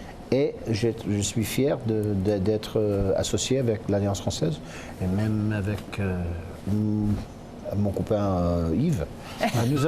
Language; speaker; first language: French; non-native, local second language; English